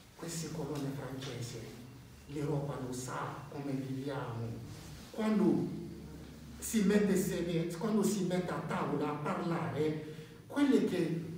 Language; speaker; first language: Italian; non-native, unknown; French